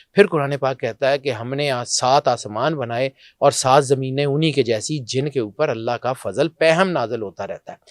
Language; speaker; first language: Urdu; non-native, local second language; Punjabi